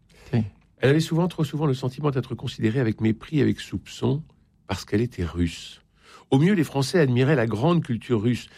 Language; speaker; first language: French; native; French